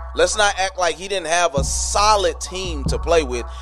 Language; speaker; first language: English; native; English